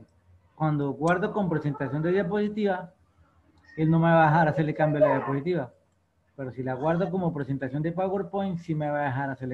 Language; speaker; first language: Spanish; native; Spanish